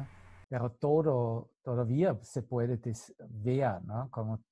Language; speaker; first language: Spanish; non-native, fluent; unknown